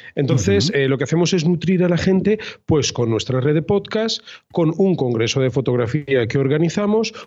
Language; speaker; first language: Spanish; native; Spanish